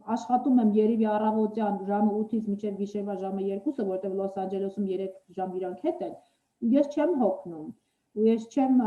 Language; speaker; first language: Armenian; native; Armenian